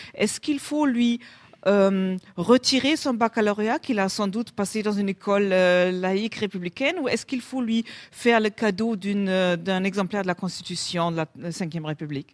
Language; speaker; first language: French; non-native, fluent; German